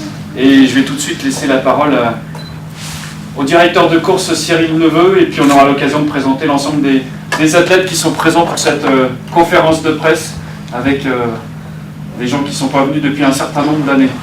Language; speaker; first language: French; native; French